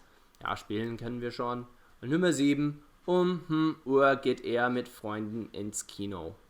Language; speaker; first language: German; non-native, fluent; English